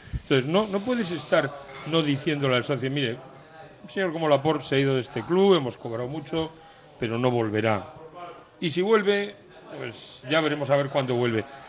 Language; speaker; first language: Spanish; native; Spanish